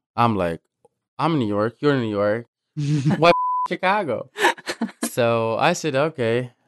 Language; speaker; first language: English; non-native, fluent; Arabic